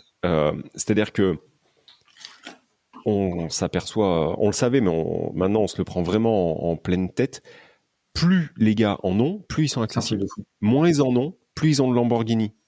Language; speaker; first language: French; native; French